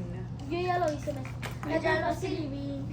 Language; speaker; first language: Spanish; early bilingual, heritage; Spanish